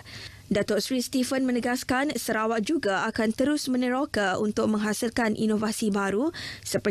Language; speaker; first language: Malay; native; Malay